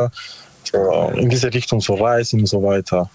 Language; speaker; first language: German; non-native, learner; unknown